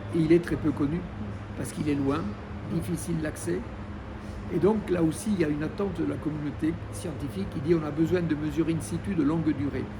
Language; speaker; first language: French; native; French